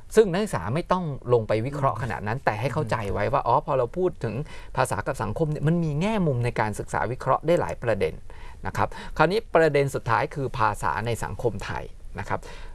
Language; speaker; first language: Thai; native; Thai